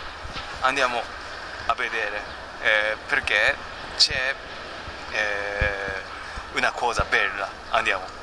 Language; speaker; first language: Italian; non-native, learner; Japanese